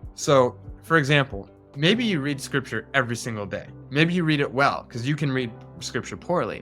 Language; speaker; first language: English; native; English